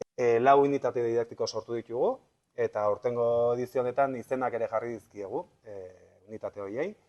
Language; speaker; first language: Basque; native; Basque